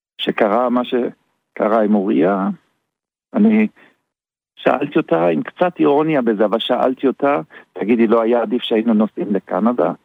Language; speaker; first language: Hebrew; early bilingual, other home language; German